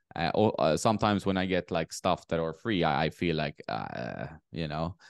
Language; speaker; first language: English; non-native, fluent; Swedish